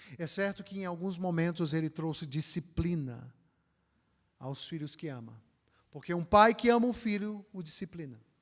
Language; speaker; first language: Portuguese; native; Portuguese